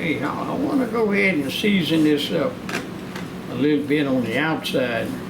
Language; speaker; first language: English; native; English